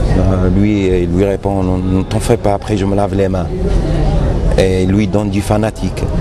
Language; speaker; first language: French; non-native, local second language; Arabic